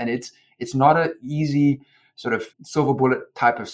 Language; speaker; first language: English; native; English